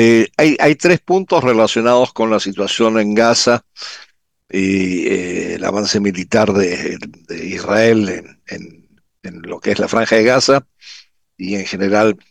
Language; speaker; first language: Spanish; native; Spanish